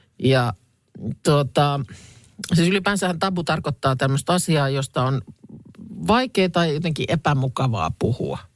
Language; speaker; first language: Finnish; native; Finnish